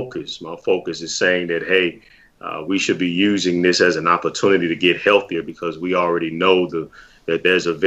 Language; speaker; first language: English; native; English